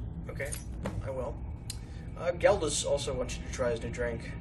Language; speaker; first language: English; native; English